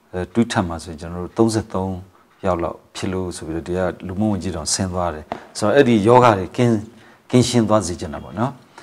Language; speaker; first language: Burmese; non-native, local second language; Hakha Chin